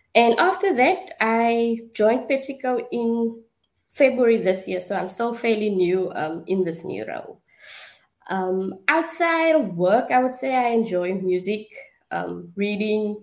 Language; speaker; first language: English; non-native, local second language; Afrikaans